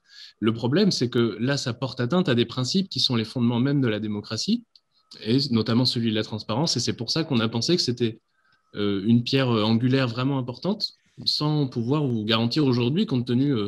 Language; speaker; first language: French; native; French